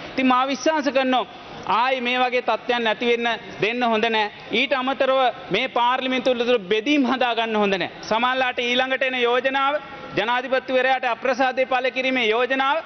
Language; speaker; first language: Sinhala; native; Sinhala